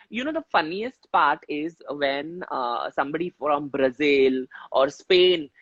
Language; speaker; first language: English; non-native, local second language; Hindi